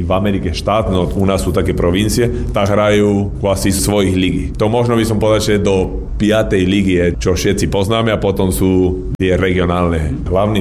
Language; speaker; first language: Slovak; non-native, fluent; Spanish